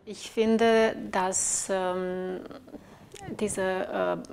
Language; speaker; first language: German; non-native, fluent; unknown